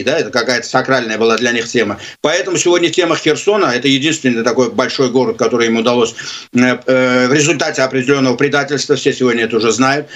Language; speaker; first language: Russian; non-native, local second language; Azerbaijani